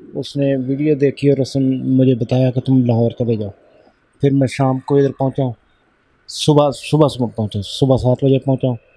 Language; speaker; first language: Urdu; non-native, local second language; Punjabi